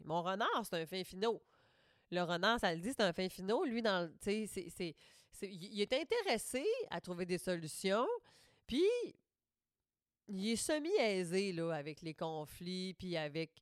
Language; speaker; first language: French; native; French